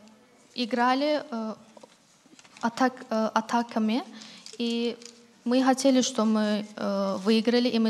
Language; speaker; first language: Russian; non-native, learner; Turkish